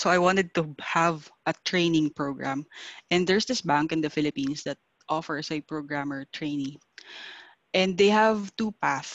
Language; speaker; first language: English; non-native, local second language; Filipino